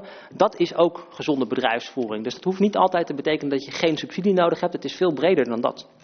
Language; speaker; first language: Dutch; native; Dutch